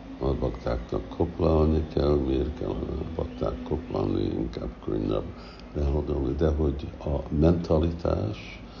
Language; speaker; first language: Hungarian; early bilingual, heritage; Hungarian